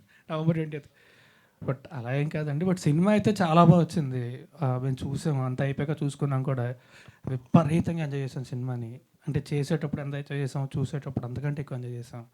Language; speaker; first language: Telugu; native; Telugu